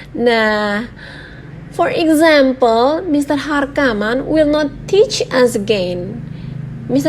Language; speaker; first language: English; non-native, learner; Indonesian